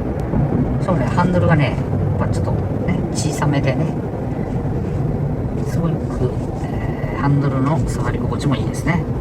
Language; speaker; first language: Japanese; native; Japanese